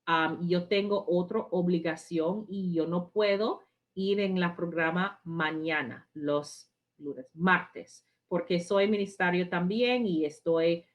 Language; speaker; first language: Spanish; non-native, fluent; English